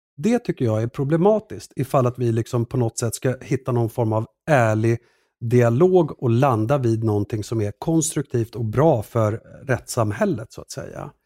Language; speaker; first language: Swedish; early bilingual, other home language; Assyrian Neo-Aramaic